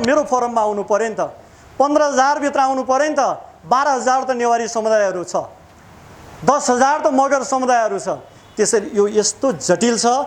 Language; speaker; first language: Nepali; non-native, local second language; Eastern Tamang